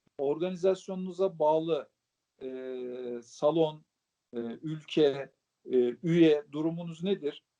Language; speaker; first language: Turkish; native; Turkish